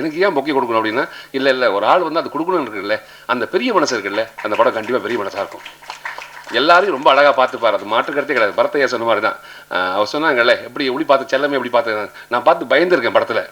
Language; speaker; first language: Tamil; native; Tamil